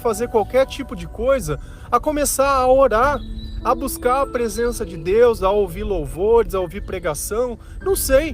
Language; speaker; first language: Portuguese; native; Portuguese